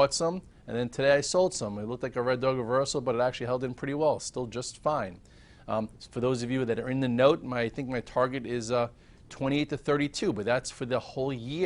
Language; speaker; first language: English; native; English